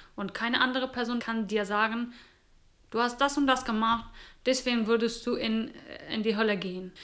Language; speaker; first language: German; non-native, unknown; Persian